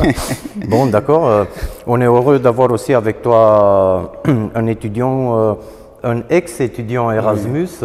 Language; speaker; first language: French; non-native, fluent; Romanian